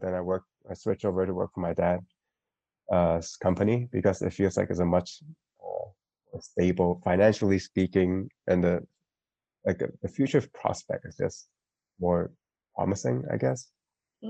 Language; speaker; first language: English; non-native, local second language; Cantonese